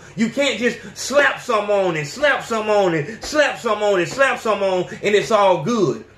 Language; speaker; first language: English; native; English